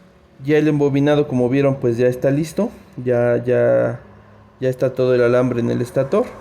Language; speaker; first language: Spanish; native; Spanish